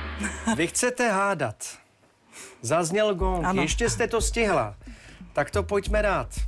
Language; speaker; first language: Czech; native; Czech